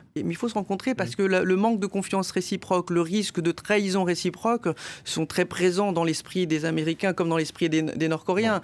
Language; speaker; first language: French; native; French